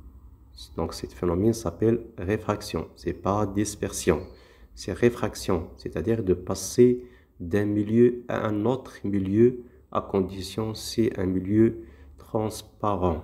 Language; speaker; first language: French; non-native, local second language; Arabic